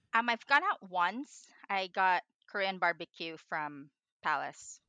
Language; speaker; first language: English; non-native, local second language; Filipino